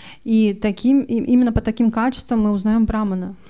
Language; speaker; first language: Russian; native; Russian